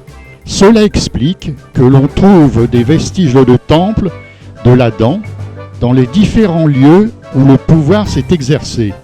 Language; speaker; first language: French; native; French